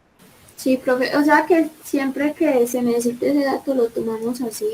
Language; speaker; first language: Spanish; native; Spanish